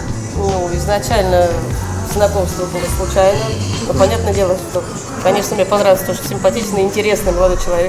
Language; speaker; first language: Russian; native; Russian